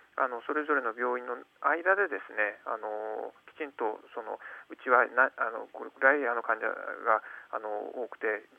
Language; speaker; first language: Japanese; native; Japanese